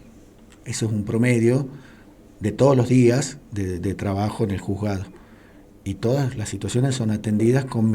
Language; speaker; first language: Spanish; native; Spanish